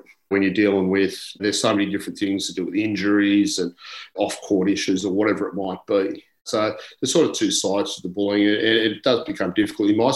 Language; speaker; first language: English; native; English